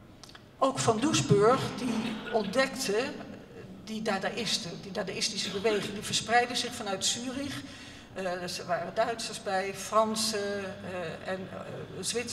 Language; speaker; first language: Dutch; native; Dutch